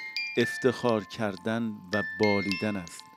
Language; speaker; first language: Persian; native; Persian